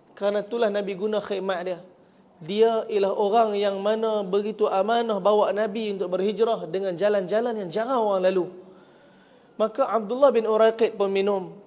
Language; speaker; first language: Malay; native; Malay